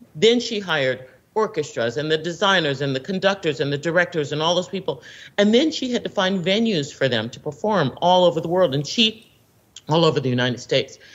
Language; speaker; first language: English; native; English